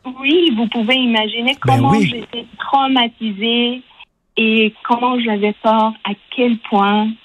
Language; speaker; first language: French; non-native, local second language; Persian